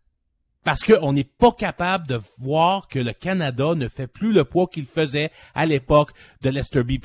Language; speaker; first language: French; native; French